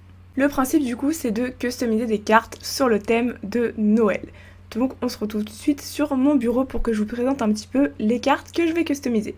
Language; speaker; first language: French; native; French